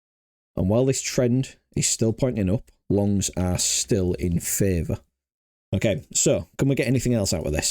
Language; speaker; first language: English; native; English